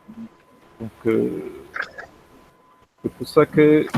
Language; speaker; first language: French; non-native, fluent; Spanish